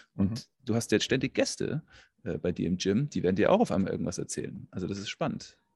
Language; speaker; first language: German; native; German